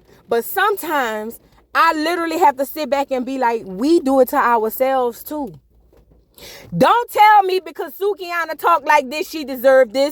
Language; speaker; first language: English; native; English